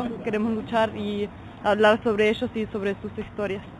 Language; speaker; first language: Spanish; non-native, learner; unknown